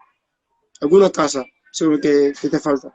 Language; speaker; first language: Spanish; non-native, learner; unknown